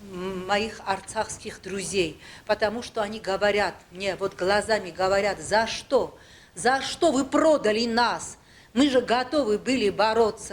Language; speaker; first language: Russian; non-native, local second language; Armenian